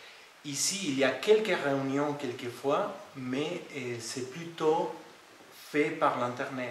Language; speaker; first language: French; non-native, fluent; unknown